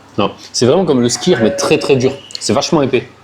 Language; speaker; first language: French; native; French